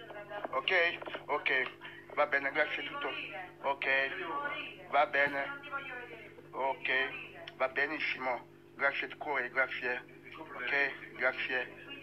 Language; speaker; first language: Italian; non-native, learner; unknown